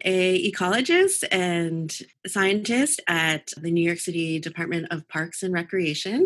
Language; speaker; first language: English; native; English